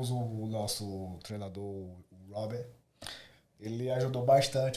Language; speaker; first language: Portuguese; native; Portuguese